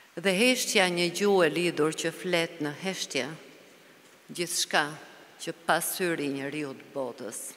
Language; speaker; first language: Italian; non-native, learner; Albanian